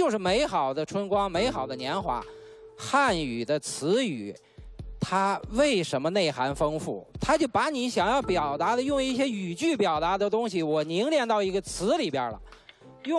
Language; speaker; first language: Chinese; native; Chinese